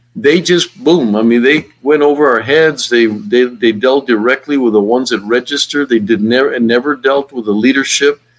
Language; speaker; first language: English; native; English